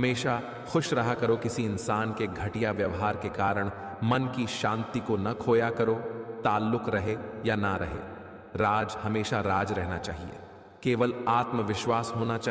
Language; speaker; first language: Hindi; native; Hindi